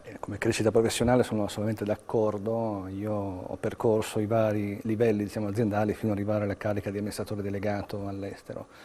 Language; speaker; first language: Italian; native; Italian